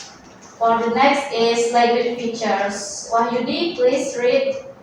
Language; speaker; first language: English; non-native, learner; Indonesian